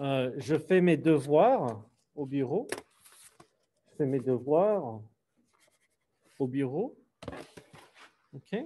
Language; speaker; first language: French; non-native, fluent; English